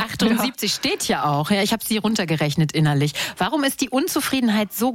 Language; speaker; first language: German; native; German